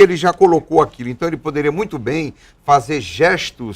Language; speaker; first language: Portuguese; native; Portuguese